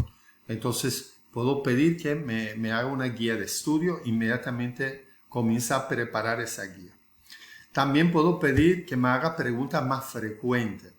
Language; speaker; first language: Spanish; non-native, fluent; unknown